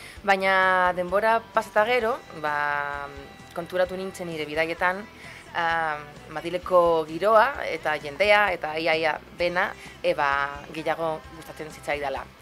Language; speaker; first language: Basque; non-native, local second language; Spanish